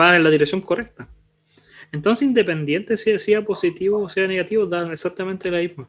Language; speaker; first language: Spanish; native; Spanish